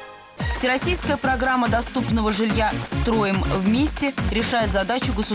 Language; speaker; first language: Russian; native; Russian